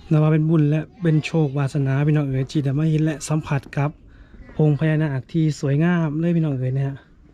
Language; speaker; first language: Thai; native; Thai